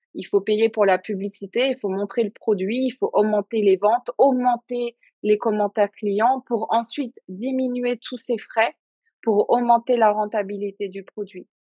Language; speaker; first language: French; native; French